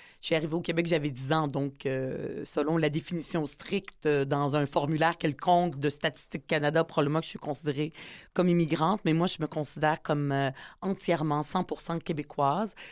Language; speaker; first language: French; early bilingual, other home language; Arabic